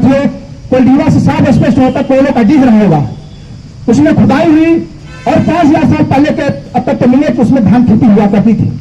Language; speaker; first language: Hindi; native; Hindi